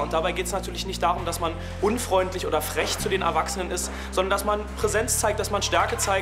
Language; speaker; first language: German; native; German